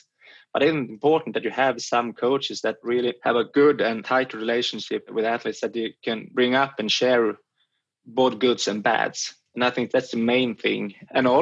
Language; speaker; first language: English; non-native, fluent; Swedish